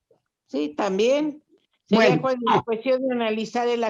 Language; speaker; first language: Spanish; native; Spanish